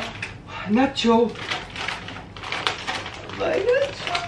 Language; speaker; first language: Korean; non-native, fluent; Thai